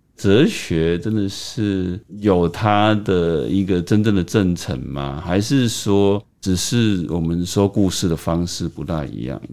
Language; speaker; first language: Chinese; native; Chinese